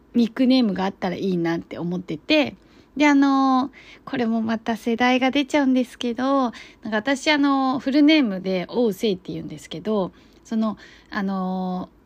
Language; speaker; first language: Japanese; non-native, fluent; Chinese